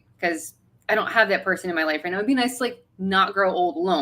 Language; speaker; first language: English; native; English